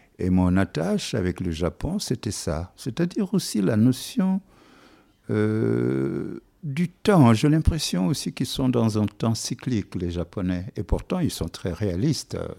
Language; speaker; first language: French; non-native, local second language; Wolof